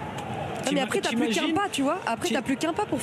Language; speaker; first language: French; native; French